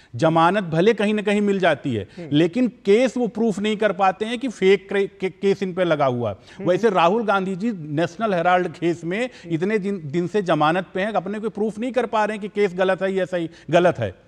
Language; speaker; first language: Hindi; native; Hindi